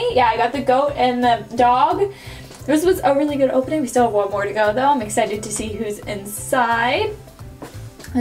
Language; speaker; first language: English; native; English